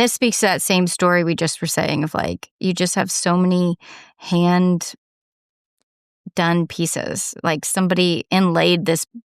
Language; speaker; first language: English; native; English